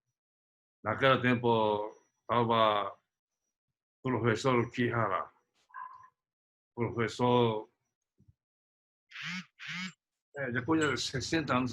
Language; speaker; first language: Portuguese; early bilingual, other home language; Japanese